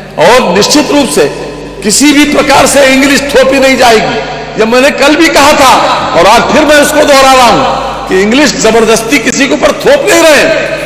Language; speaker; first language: Hindi; native; Hindi